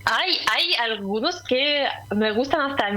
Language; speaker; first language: Spanish; non-native, fluent; Russian